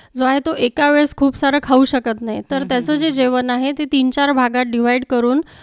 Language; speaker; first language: Marathi; native; Marathi